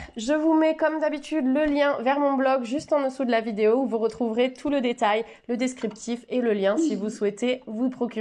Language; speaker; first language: French; native; French